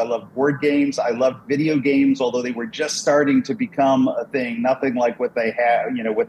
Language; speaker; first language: English; native; English